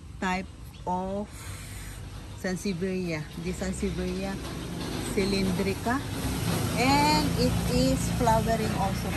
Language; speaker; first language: English; non-native, local second language; Filipino